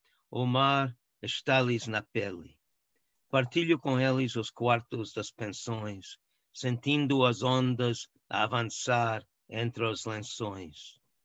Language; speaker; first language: Portuguese; non-native, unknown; English